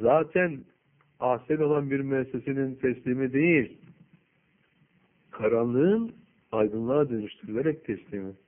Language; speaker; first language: Turkish; native; Turkish